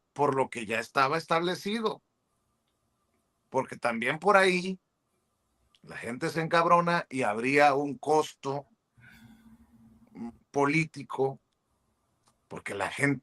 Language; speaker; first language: Spanish; native; Spanish